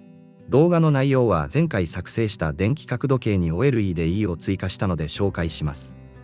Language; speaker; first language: Japanese; native; Japanese